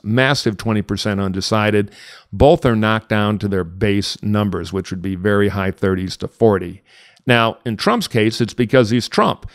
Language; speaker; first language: English; native; English